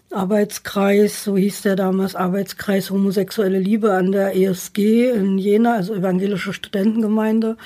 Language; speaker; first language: German; native; German